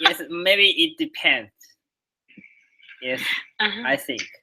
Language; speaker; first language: English; non-native, learner; Chinese